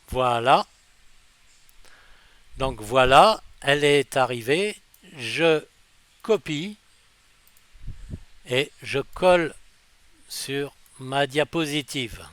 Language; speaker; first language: French; native; French